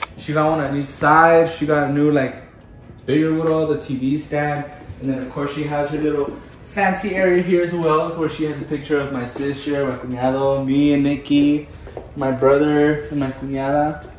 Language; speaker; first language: English; early bilingual, other home language; Spanish